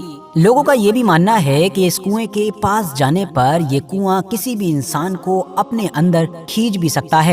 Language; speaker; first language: Hindi; native; Hindi